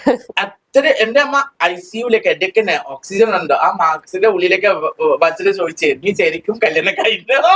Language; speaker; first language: Malayalam; non-native, local second language; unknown